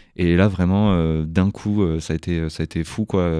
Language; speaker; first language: French; native; French